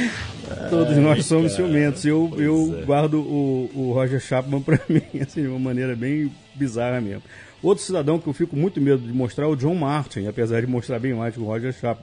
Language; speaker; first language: Portuguese; native; Portuguese